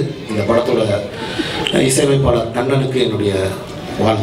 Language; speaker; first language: Tamil; native; Tamil